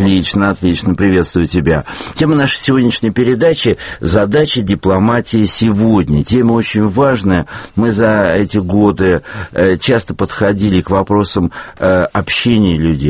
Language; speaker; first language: Russian; native; Russian